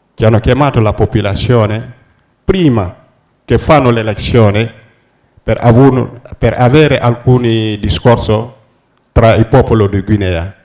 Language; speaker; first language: Italian; non-native, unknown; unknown